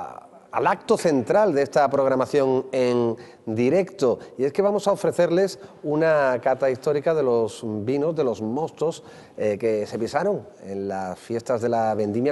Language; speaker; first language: Spanish; native; Spanish